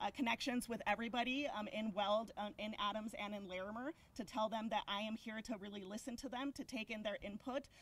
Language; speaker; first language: English; early bilingual, other home language; Spanish